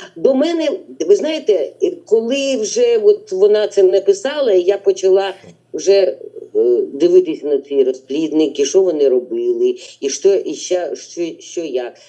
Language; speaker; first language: Ukrainian; non-native, local second language; Russian